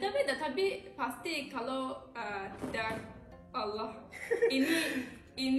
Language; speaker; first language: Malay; non-native, learner; Turkish